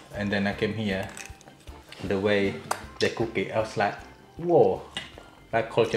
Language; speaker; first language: English; non-native, fluent; Javanese